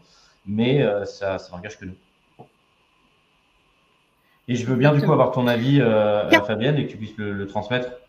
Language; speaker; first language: French; native; French